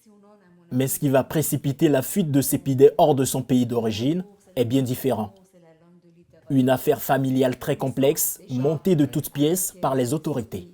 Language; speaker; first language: French; native; French